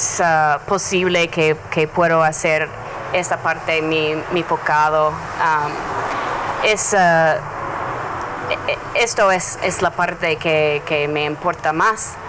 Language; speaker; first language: Spanish; non-native, learner; English